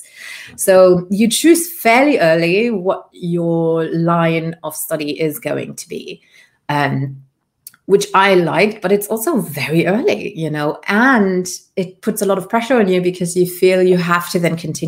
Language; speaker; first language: English; non-native, fluent; Luxembourgish